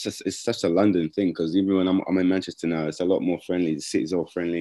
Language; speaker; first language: English; native; English